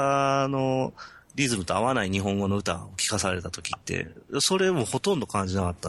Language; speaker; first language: Japanese; native; Japanese